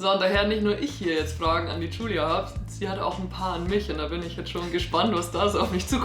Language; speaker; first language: German; native; German